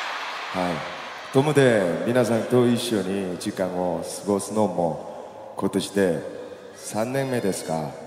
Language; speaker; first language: Japanese; non-native, fluent; Korean